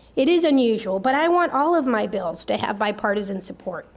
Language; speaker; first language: English; native; English